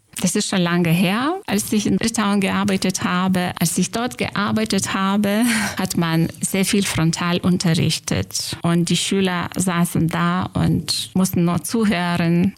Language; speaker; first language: German; non-native, fluent; Lithuanian